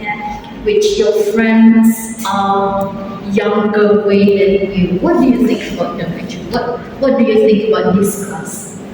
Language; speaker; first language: English; non-native, fluent; Indonesian